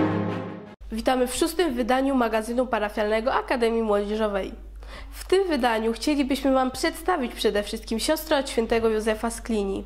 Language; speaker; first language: Polish; native; Polish